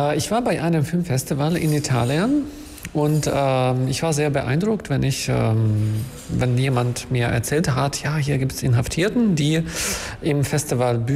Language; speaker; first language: German; non-native, fluent; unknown